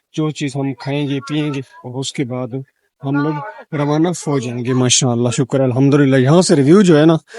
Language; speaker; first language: Urdu; non-native, local second language; Punjabi